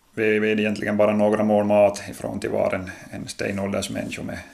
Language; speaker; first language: Swedish; native; Swedish